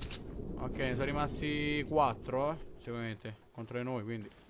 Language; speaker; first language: Italian; native; Italian